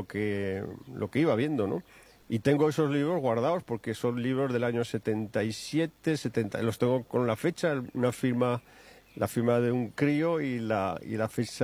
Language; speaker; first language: Spanish; native; Spanish